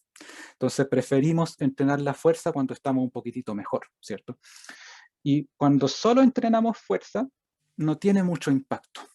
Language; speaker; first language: Spanish; native; Spanish